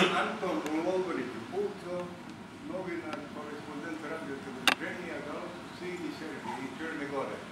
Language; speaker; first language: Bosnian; non-native, fluent; Russian